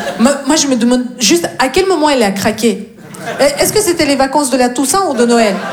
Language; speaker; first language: French; non-native, fluent; Russian